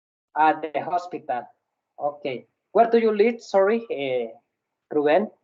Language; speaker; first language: English; non-native, learner; Spanish